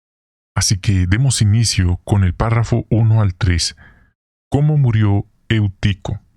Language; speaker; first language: Spanish; native; Spanish